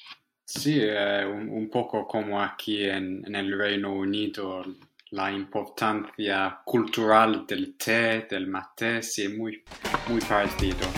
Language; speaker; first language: Spanish; non-native, fluent; English